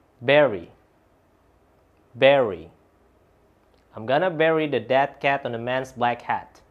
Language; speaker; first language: English; non-native, fluent; Indonesian